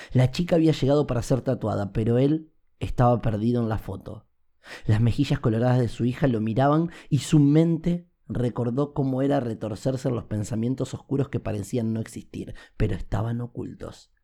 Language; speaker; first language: Spanish; native; Spanish